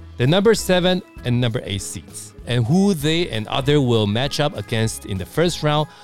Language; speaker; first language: English; non-native, fluent; Chinese